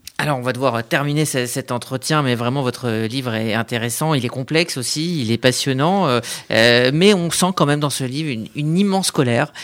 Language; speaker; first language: French; native; French